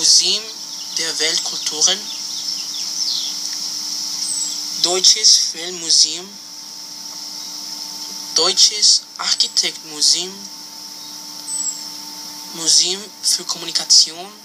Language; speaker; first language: German; non-native, learner; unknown